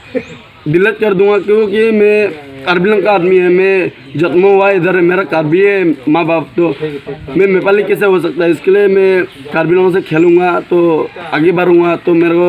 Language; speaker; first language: Hindi; non-native, local second language; Karbi